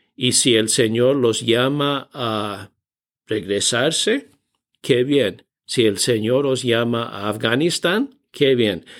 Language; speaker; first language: Spanish; non-native, fluent; English